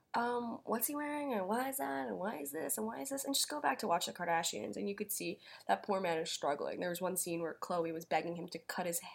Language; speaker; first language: English; native; English